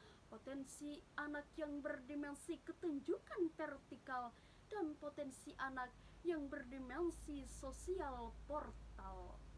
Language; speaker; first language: Indonesian; native; Indonesian